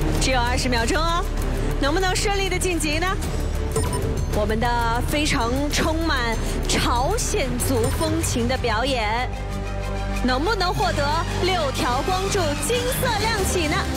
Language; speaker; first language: Chinese; native; Chinese